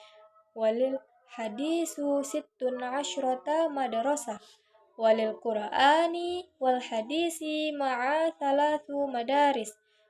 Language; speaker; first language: Arabic; non-native, learner; Indonesian